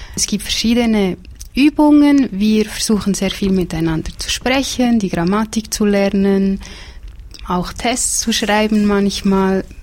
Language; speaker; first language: German; native; German